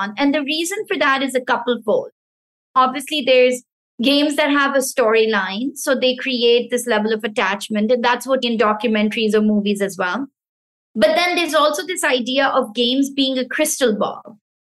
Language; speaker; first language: English; non-native, local second language; Pashto